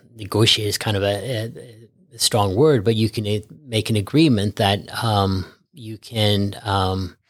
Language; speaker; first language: English; early bilingual, other home language; Norwegian